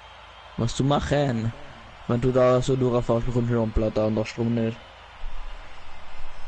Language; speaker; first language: German; native; German